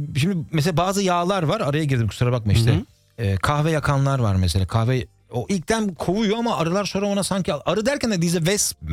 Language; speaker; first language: Turkish; early bilingual, heritage; Turkish